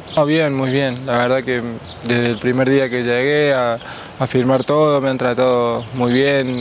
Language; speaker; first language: Spanish; native; Spanish